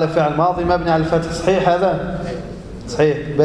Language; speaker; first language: Arabic; native; Arabic